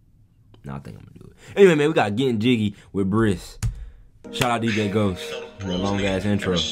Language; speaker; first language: English; native; English